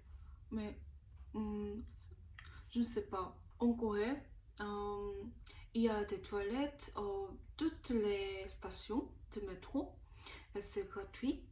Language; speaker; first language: French; non-native, learner; Korean